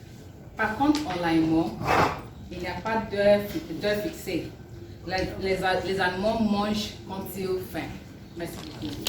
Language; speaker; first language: French; non-native, learner; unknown